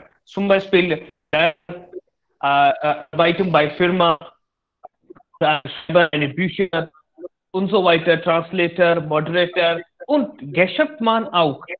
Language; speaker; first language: German; non-native, learner; Hindi